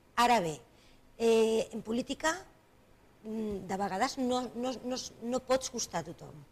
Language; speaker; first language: Catalan; non-native, local second language; Spanish